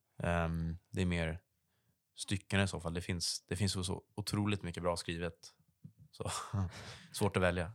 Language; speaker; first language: Swedish; native; Swedish